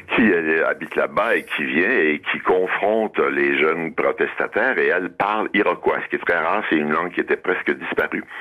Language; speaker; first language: French; native; French